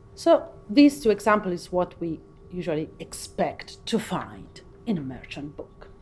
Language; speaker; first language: English; non-native, fluent; Italian